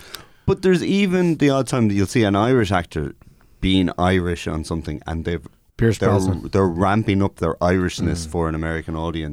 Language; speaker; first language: English; native; English